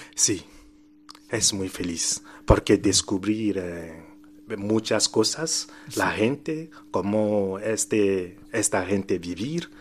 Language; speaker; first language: Spanish; non-native, learner; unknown